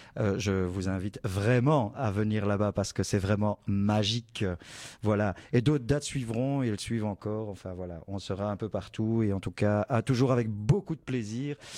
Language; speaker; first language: French; native; French